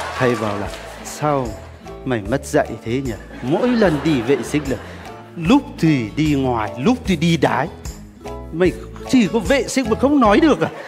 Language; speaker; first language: Vietnamese; non-native, fluent; Turkish